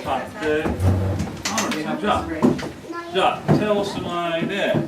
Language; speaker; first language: Japanese; non-native, learner; English